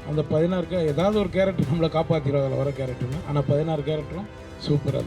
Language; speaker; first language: Tamil; non-native, learner; Telugu